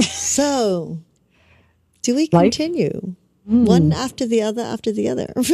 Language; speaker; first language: English; native; English